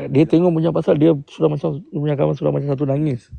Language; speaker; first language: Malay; non-native, local second language; Tamil